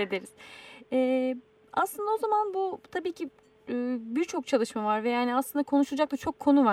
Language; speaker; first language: Turkish; native; Turkish